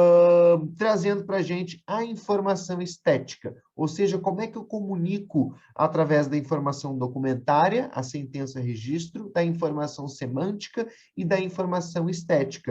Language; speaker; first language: Portuguese; native; Portuguese